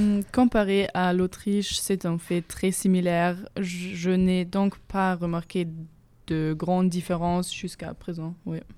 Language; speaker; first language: French; non-native, fluent; German